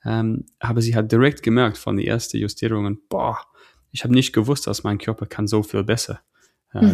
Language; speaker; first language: German; non-native, fluent; English